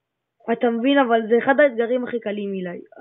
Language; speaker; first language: Hebrew; native; Hebrew